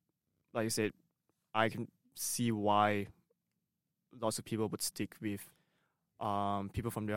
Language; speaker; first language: English; non-native, local second language; Cantonese